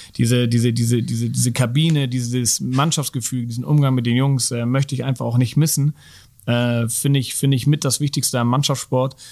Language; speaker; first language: German; native; German